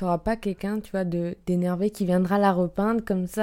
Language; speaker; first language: French; native; French